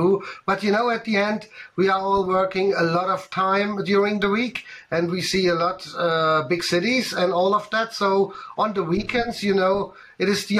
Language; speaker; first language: English; non-native, fluent; German